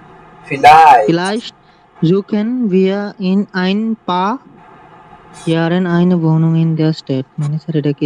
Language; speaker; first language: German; non-native, learner; Bangla